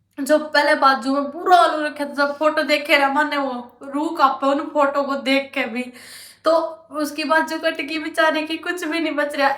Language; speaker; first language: Hindi; native; Hindi